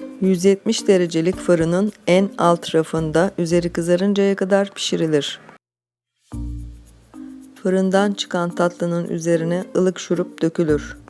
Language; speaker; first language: Turkish; native; Turkish